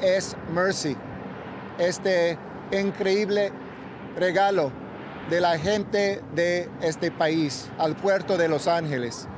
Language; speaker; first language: Spanish; non-native, local second language; English